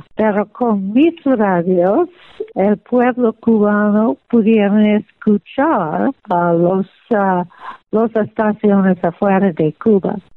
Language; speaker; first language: Spanish; non-native, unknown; English